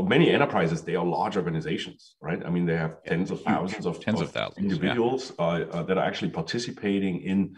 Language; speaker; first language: English; non-native, fluent; German